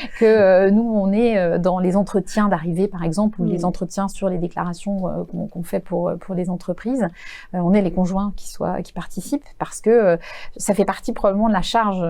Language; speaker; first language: French; native; French